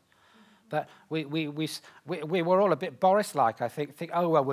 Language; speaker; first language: English; native; English